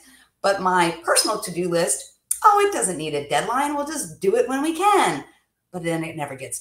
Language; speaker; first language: English; native; English